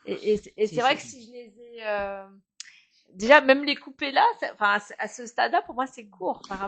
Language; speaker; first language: French; native; French